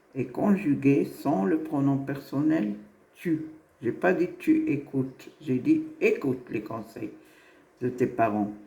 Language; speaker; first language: French; non-native, local second language; Arabic